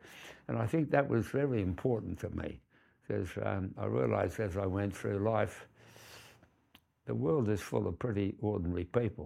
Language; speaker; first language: English; native; English